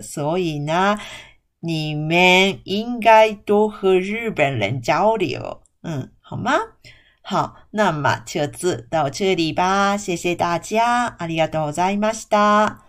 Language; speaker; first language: Chinese; non-native, fluent; Japanese